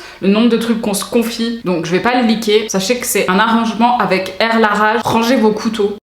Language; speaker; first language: French; native; French